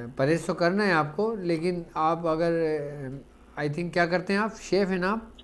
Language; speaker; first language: Urdu; native; Urdu